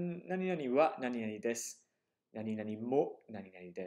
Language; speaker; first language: Japanese; non-native, fluent; English